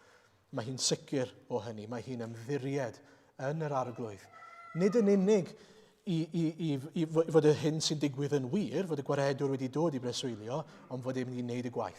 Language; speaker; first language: Welsh; native; Welsh